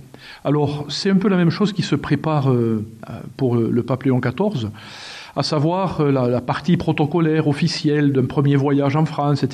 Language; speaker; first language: French; native; French